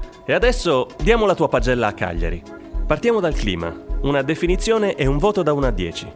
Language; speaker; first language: Italian; native; Italian